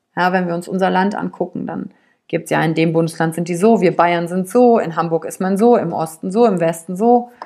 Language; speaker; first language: German; native; German